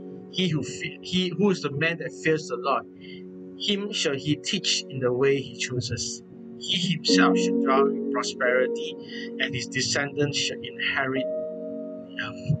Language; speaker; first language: English; native; English